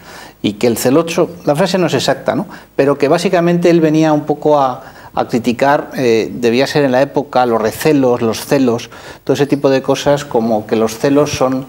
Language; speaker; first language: Spanish; native; Spanish